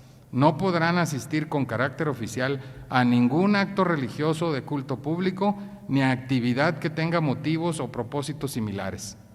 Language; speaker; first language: Spanish; native; Spanish